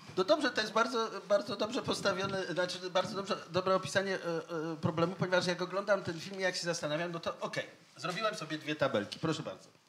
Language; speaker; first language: Polish; native; Polish